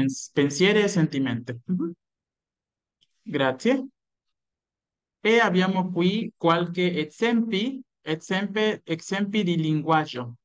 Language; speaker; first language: Italian; non-native, fluent; Spanish